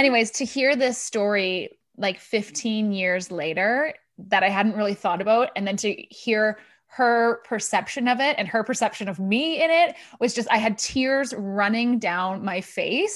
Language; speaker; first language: English; native; English